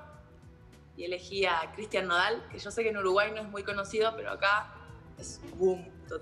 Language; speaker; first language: Spanish; native; Spanish